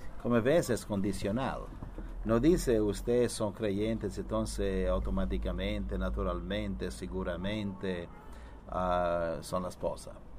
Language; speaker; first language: Spanish; non-native, learner; Italian